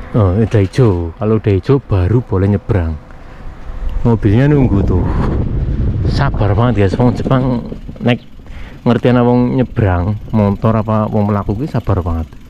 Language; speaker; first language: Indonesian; native; Indonesian